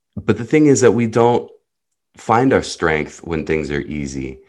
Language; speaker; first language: English; early bilingual, other home language; Hebrew